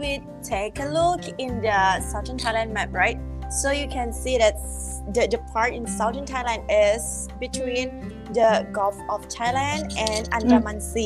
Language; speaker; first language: English; non-native, fluent; Thai